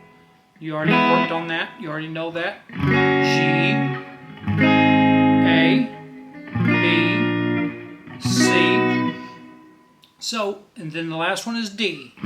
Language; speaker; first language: English; native; English